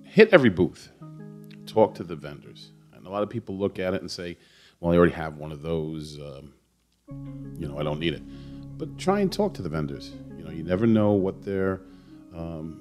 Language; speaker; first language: English; native; English